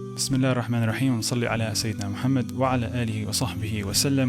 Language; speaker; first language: Arabic; non-native, fluent; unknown